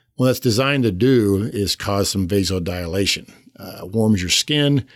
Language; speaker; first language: English; native; English